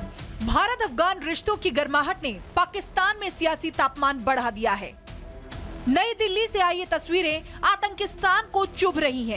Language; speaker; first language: Hindi; native; Hindi